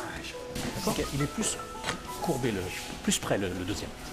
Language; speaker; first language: French; native; French